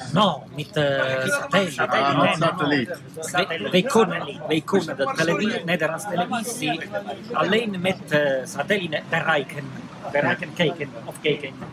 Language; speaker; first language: Dutch; non-native, learner; Italian